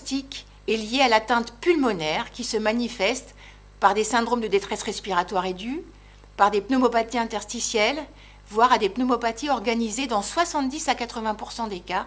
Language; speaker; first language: French; native; French